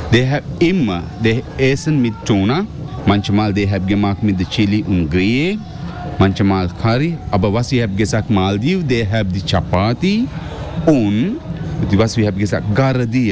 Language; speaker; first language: German; non-native, learner; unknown